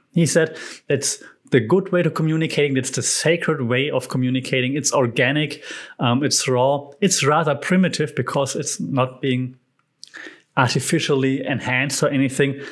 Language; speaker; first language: English; non-native, fluent; German